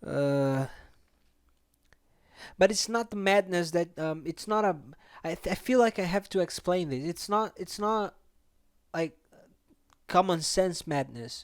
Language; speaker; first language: English; non-native, fluent; Portuguese